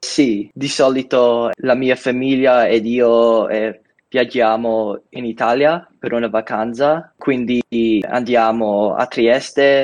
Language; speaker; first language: Italian; non-native, learner; English